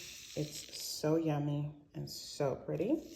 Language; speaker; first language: English; native; English